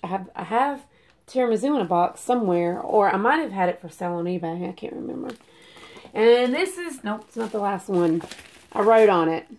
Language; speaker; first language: English; native; English